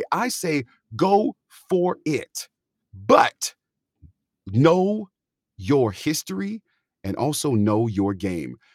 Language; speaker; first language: English; native; English